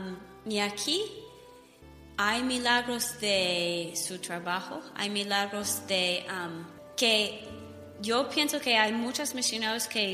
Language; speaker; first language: Spanish; non-native, learner; English